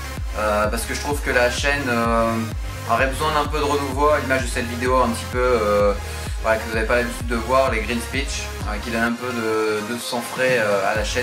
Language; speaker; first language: French; native; French